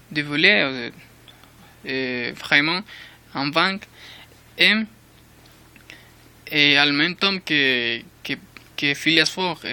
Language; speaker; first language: French; non-native, learner; Spanish